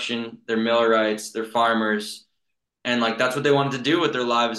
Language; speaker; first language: English; native; English